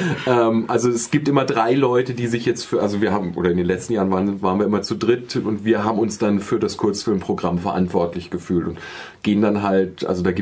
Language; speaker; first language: German; native; German